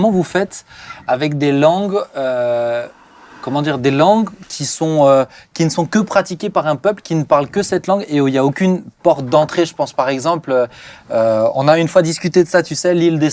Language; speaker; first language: French; native; French